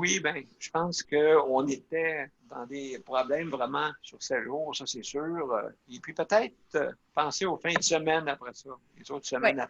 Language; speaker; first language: French; native; French